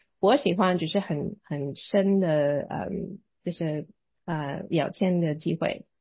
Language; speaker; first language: Chinese; non-native, fluent; English